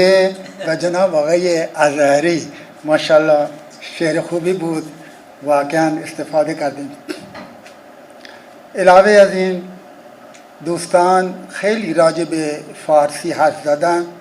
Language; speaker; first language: Persian; non-native, fluent; Urdu